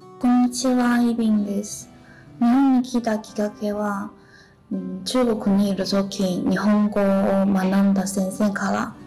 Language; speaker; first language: Japanese; non-native, learner; Chinese